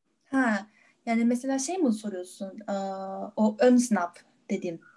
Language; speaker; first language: Turkish; non-native, fluent; Korean